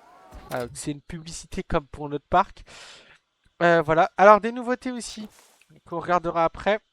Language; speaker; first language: French; native; French